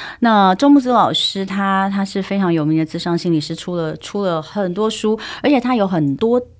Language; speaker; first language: Chinese; native; Chinese